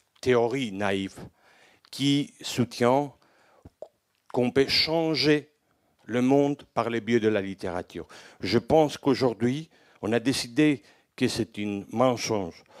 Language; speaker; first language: French; non-native, fluent; Greek